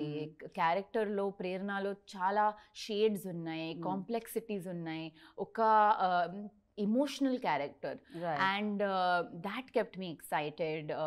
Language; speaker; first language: Telugu; non-native, learner; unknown